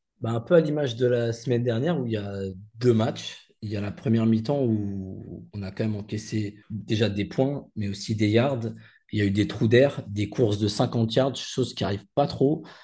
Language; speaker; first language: French; native; French